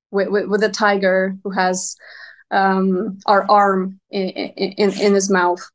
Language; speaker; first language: English; non-native, fluent; Ukrainian